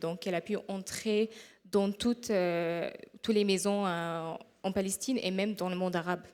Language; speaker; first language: French; non-native, fluent; Arabic